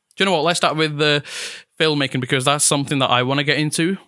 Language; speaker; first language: English; non-native, fluent; Italian